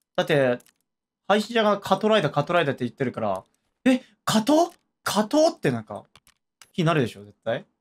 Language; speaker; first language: Japanese; non-native, fluent; Korean